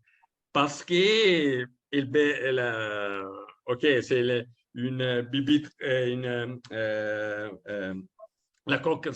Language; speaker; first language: French; non-native, learner; Italian